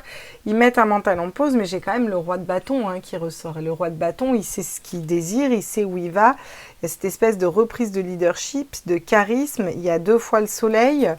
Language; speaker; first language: French; native; French